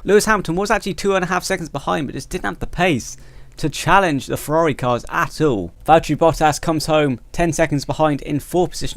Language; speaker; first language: English; native; English